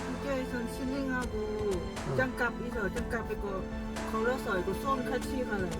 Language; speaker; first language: Korean; non-native, learner; Lao